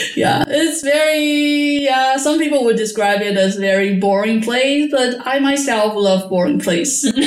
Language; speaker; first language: English; non-native, fluent; Chinese